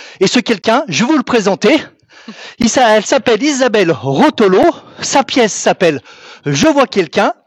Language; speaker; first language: French; native; French